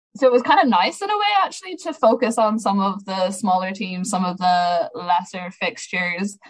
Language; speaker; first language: English; native; English